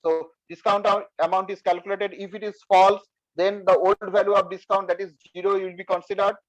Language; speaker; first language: English; non-native, local second language; Bangla